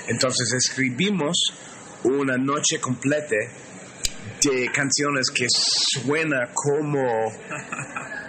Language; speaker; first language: Spanish; non-native, learner; English